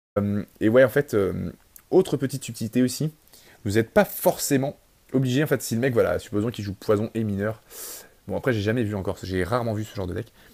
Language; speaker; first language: French; native; French